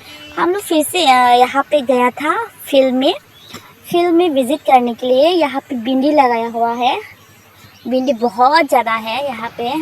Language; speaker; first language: Hindi; non-native, local second language; Bodo